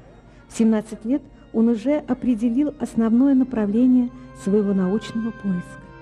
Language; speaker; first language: Russian; native; Russian